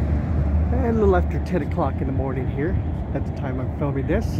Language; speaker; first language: English; native; English